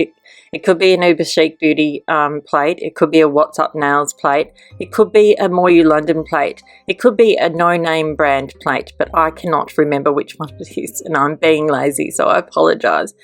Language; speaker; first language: English; native; English